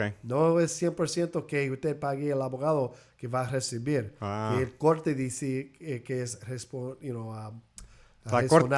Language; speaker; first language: Spanish; early bilingual, heritage; English